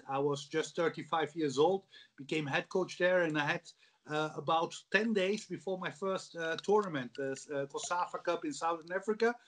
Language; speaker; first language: English; non-native, fluent; Dutch